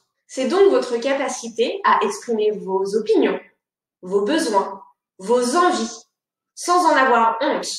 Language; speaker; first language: French; native; French